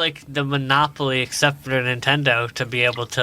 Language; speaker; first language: English; native; English